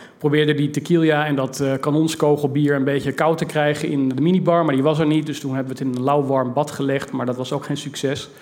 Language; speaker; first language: Dutch; native; Dutch